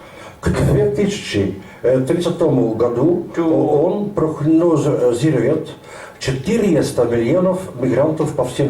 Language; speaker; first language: Russian; non-native, learner; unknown